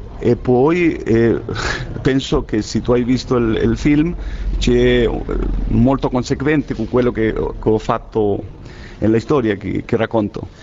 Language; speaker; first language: Italian; early bilingual, heritage; Spanish